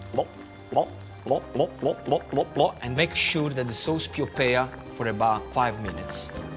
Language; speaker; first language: English; non-native, fluent; Italian